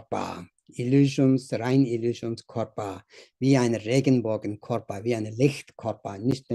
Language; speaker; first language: German; non-native, learner; Tibetan